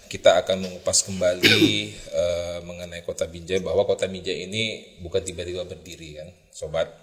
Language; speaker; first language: Indonesian; native; Indonesian